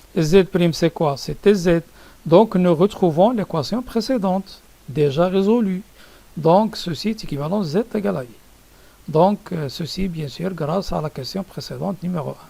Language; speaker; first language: French; non-native, local second language; Arabic